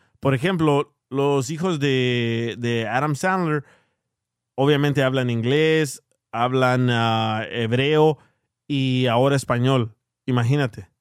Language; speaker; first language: Spanish; early bilingual, heritage; Spanish